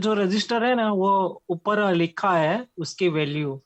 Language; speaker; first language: Hindi; native; Hindi